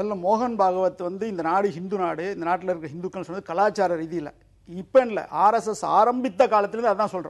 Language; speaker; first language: Tamil; native; Tamil